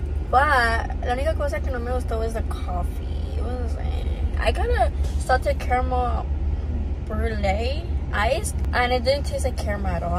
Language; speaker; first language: English; early bilingual, other home language; Spanish